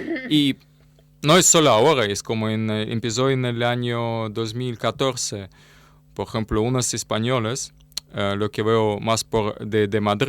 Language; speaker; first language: Spanish; non-native, learner; Russian